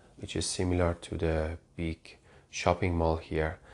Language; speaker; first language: English; non-native, fluent; Persian